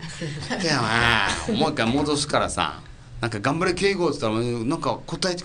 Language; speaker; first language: Japanese; native; Japanese